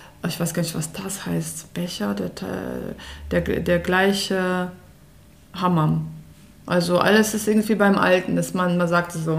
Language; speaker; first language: German; early bilingual, other home language; Russian